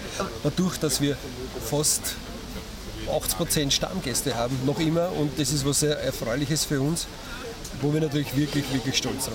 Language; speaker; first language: German; native; German